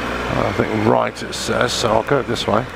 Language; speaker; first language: English; native; English